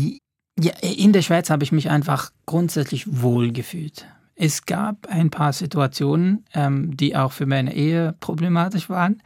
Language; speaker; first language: German; non-native, fluent; Arabic